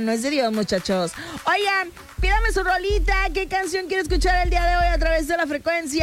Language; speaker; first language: Spanish; native; Spanish